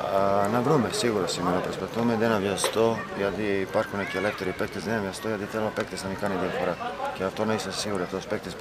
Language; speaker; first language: Greek; non-native, learner; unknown